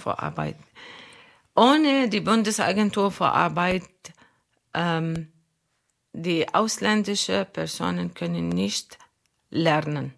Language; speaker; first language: German; non-native, fluent; Arabic